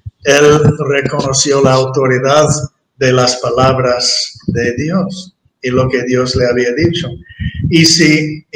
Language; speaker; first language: Spanish; non-native, fluent; English